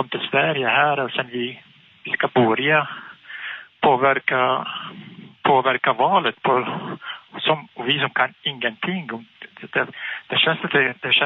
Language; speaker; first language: Swedish; non-native, fluent; Arabic